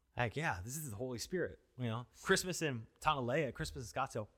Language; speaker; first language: English; native; English